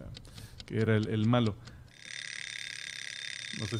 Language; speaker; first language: Spanish; native; Spanish